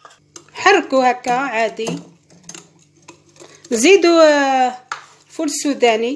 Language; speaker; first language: Arabic; native; Arabic